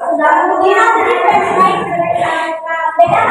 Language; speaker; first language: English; non-native, fluent; Indonesian